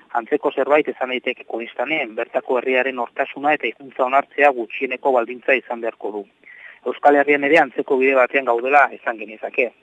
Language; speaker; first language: Basque; native; Basque